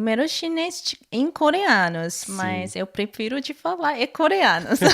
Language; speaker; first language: Portuguese; non-native, learner; Korean